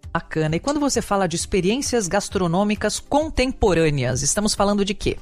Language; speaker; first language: Portuguese; native; Portuguese